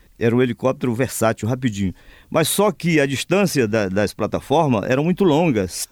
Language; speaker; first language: Portuguese; native; Portuguese